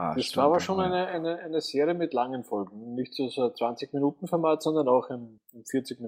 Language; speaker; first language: German; native; German